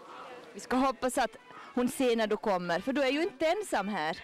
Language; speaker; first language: Swedish; native; Swedish